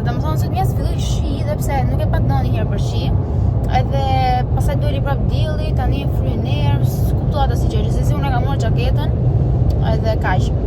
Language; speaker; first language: Albanian; early bilingual, heritage; Albanian